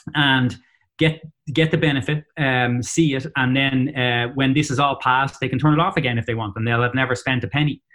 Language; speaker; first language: English; native; English